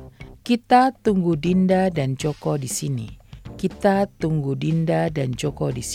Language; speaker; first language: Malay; non-native, fluent; Chinese